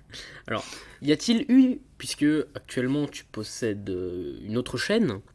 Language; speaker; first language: French; native; French